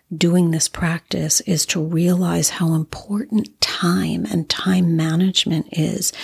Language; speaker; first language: English; native; English